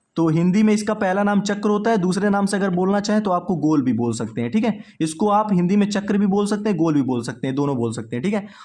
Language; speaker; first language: Hindi; native; Hindi